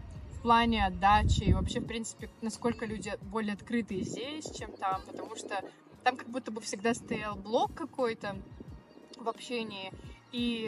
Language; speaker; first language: Russian; native; Russian